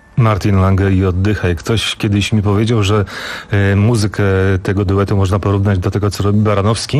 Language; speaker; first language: Polish; native; Polish